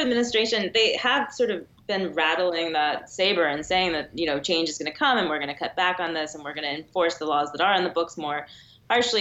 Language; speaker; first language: English; native; English